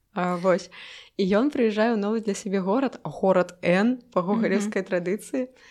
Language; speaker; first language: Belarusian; non-native, local second language; Russian